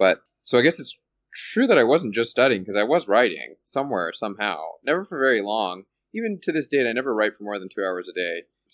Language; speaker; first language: English; native; English